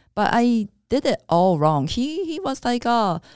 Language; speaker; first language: English; non-native, fluent; Japanese